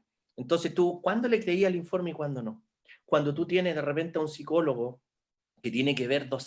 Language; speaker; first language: Spanish; native; Spanish